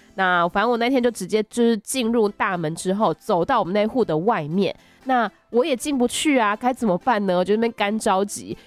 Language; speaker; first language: Chinese; native; Chinese